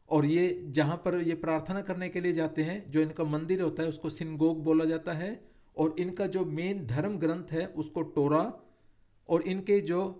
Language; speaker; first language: Hindi; native; Hindi